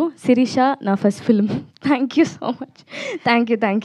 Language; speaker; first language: Telugu; non-native, learner; Tamil